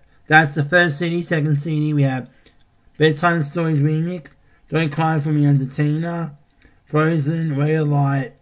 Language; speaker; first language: English; native; English